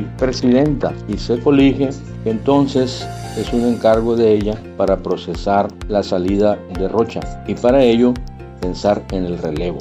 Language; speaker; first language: Spanish; native; Spanish